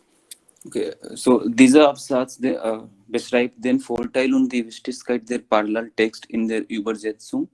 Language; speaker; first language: German; non-native, learner; Hindi